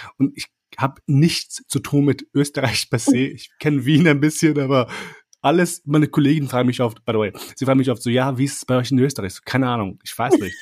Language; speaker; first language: German; early bilingual, other home language; Albanian